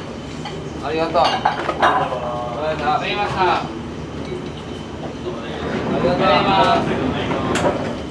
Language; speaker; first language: Japanese; native; Japanese